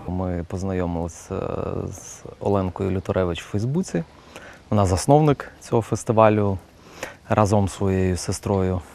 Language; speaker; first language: Ukrainian; native; Ukrainian